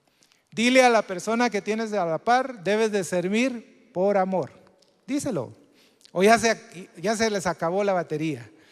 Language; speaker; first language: Spanish; native; Spanish